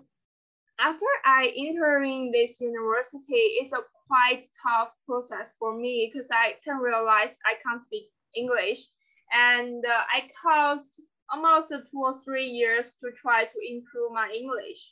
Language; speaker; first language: English; non-native, fluent; Chinese